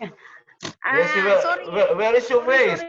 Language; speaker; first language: English; non-native, learner; Indonesian